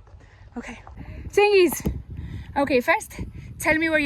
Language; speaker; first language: English; non-native, local second language; Amharic